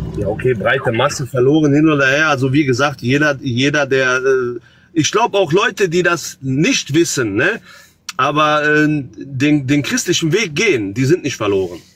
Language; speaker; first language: German; early bilingual, other home language; Croatian